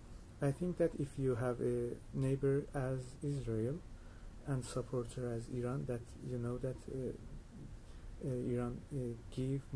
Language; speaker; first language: English; non-native, learner; Persian